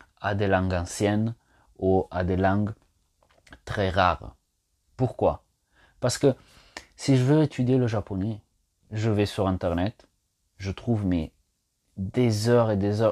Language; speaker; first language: French; non-native, fluent; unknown